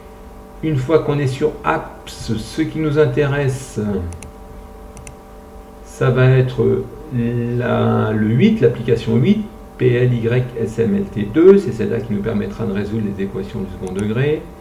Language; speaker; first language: French; native; French